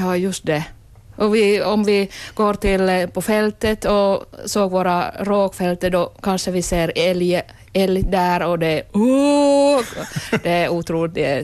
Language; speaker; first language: Swedish; non-native, local second language; Finnish